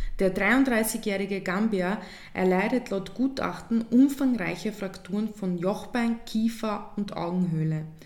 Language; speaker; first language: German; early bilingual, other home language; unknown